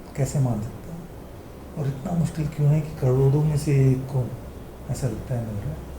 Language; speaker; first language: Hindi; early bilingual, heritage; Hindi